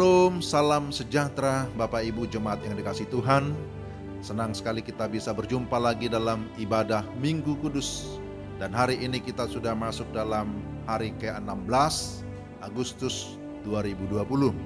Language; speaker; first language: Indonesian; native; Indonesian